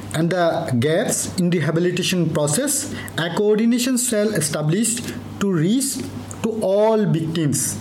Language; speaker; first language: English; non-native, local second language; Bangla